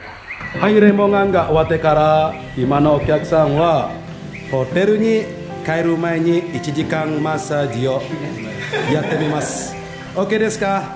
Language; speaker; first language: Japanese; non-native, local second language; Indonesian